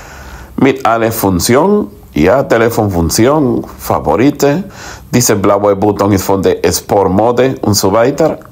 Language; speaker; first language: German; non-native, learner; Spanish